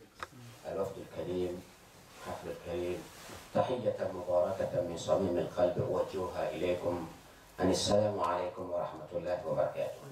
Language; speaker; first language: Arabic; non-native, fluent; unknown